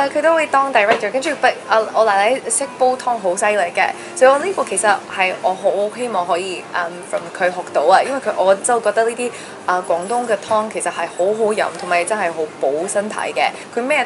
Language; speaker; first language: Cantonese; early bilingual, heritage; Cantonese